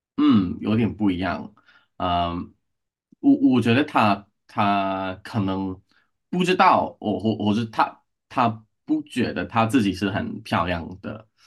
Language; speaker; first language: Chinese; non-native, learner; English